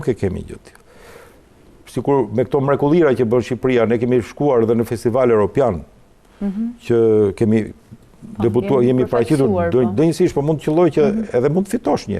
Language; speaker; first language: Albanian; native; Albanian